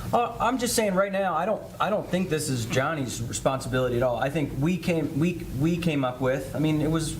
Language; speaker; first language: English; native; English